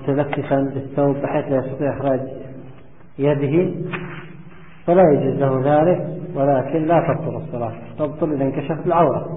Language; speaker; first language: Arabic; native; Arabic